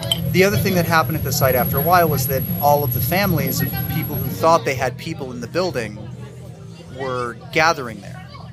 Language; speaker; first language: English; native; English